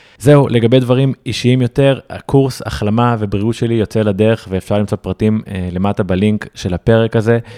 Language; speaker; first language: Hebrew; native; Hebrew